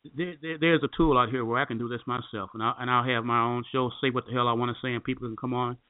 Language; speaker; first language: English; native; English